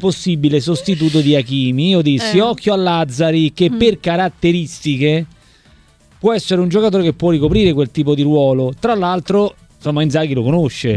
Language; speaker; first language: Italian; native; Italian